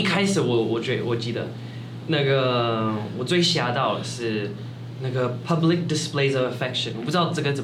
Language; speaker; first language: Chinese; non-native, fluent; French